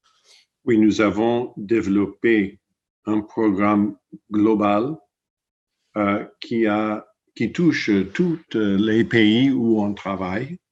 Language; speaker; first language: French; non-native, fluent; English